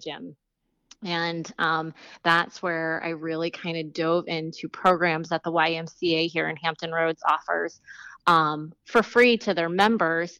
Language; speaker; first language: English; native; English